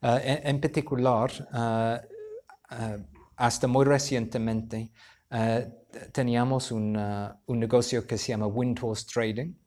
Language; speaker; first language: Spanish; non-native, fluent; English